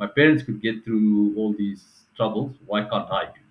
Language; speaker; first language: English; native; English